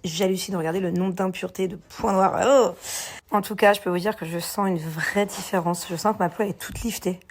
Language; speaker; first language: French; native; French